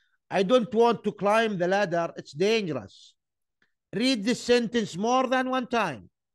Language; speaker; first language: English; non-native, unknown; Arabic